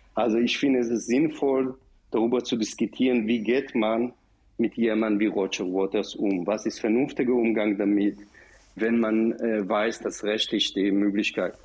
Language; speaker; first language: German; non-native, fluent; Hebrew